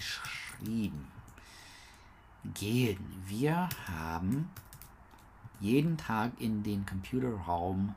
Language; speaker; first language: German; non-native, learner; English